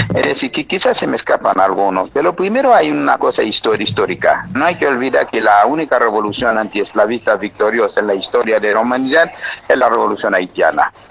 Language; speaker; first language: Spanish; non-native, fluent; Haitian Creole